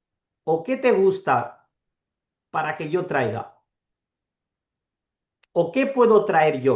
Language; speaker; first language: Spanish; non-native, fluent; Urdu